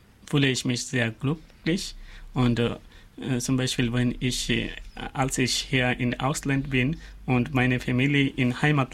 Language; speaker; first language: German; non-native, learner; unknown